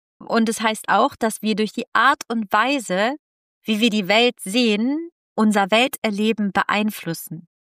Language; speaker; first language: German; non-native, fluent; Italian